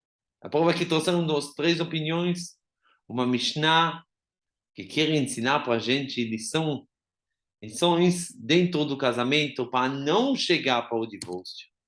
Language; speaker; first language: Portuguese; non-native, fluent; Hebrew